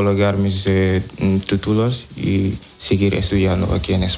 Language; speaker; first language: Spanish; non-native, learner; Wolof